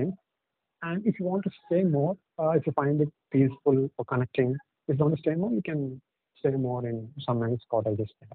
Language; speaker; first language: English; non-native, local second language; Telugu